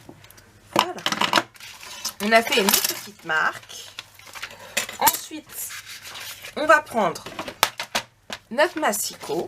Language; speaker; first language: French; native; French